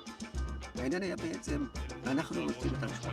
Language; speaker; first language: Hebrew; non-native, fluent; Amharic